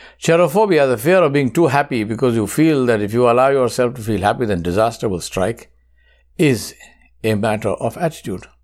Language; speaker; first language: English; non-native, local second language; Urdu